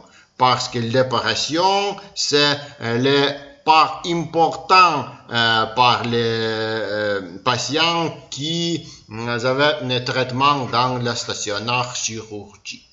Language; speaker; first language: French; non-native, learner; Ukrainian